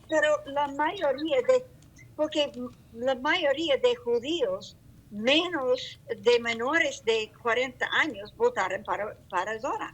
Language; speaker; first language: Spanish; non-native, learner; English